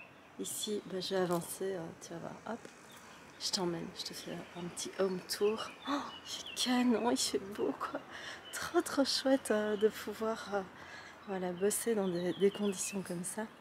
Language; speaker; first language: French; native; French